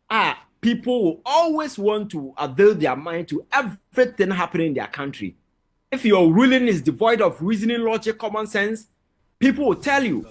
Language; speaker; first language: English; non-native, local second language; Akan